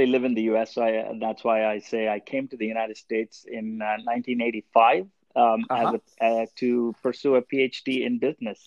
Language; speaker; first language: English; non-native, local second language; Tamil